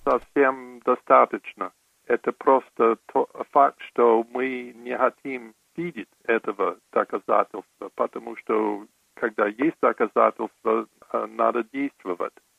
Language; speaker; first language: Russian; non-native, fluent; English